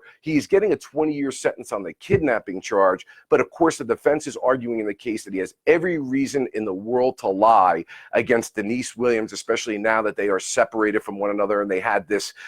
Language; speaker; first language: English; native; English